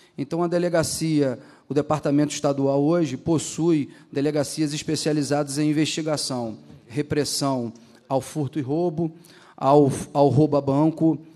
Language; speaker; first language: Portuguese; native; Portuguese